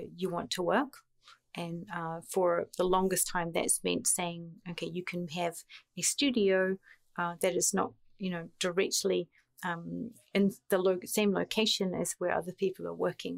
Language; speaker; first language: English; native; English